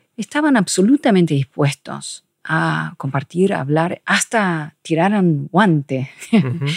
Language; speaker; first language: Spanish; non-native, fluent; English